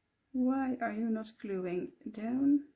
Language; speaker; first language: English; non-native, fluent; Dutch